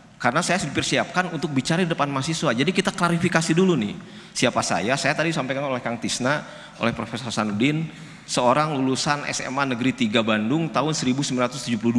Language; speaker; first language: Indonesian; non-native, local second language; Sundanese